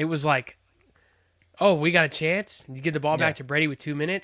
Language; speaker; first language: English; native; English